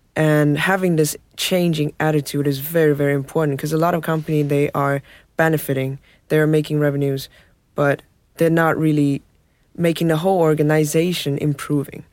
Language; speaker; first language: English; non-native, fluent; Chinese